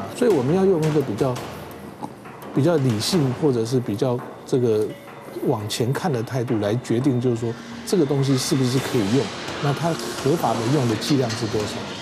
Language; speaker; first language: Chinese; native; Chinese